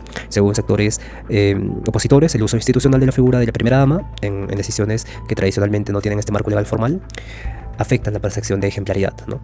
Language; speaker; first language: Spanish; native; Spanish